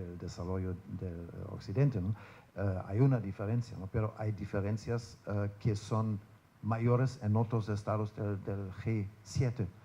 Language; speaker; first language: Spanish; non-native, fluent; German